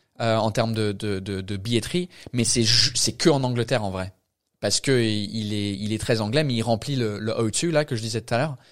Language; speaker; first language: French; non-native, fluent; English